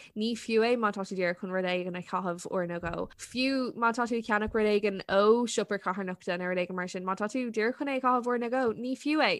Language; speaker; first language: Irish; non-native, local second language; English